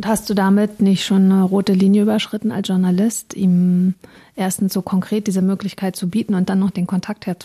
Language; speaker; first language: German; native; German